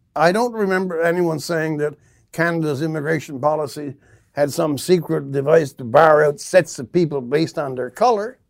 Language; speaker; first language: English; native; English